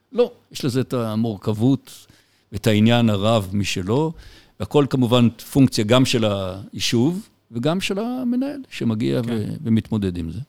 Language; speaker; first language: Hebrew; native; Hebrew